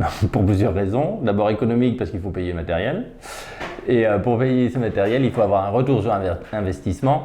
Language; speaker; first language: French; native; French